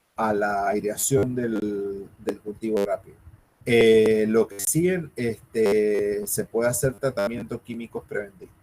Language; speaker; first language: Spanish; native; Spanish